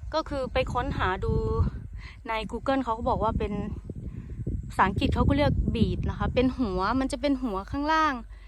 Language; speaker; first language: Thai; native; Thai